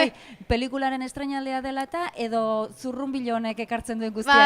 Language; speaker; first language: Basque; native; Basque